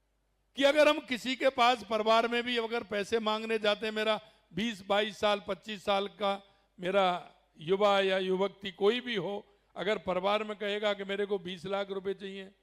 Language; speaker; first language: Hindi; native; Hindi